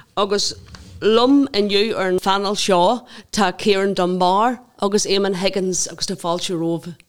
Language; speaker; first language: Irish; non-native, local second language; English